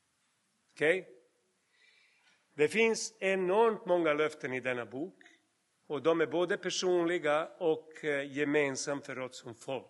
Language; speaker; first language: Swedish; non-native, fluent; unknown